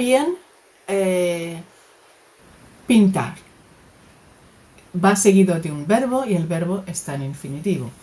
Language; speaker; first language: Spanish; native; Spanish